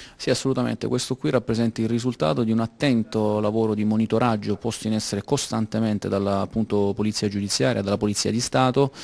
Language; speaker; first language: Italian; native; Italian